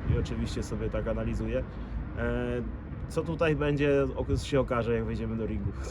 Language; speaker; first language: Polish; native; Polish